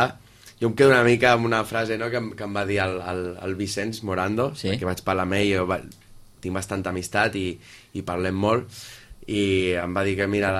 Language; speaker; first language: Catalan; native; Catalan